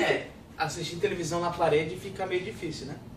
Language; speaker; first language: Portuguese; native; Portuguese